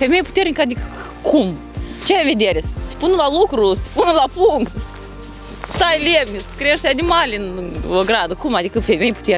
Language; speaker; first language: Romanian; native; Romanian